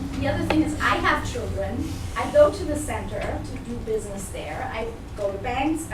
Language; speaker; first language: English; non-native, fluent; German